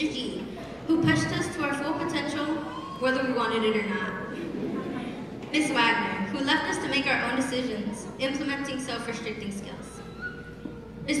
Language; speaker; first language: English; early bilingual, other home language; Spanish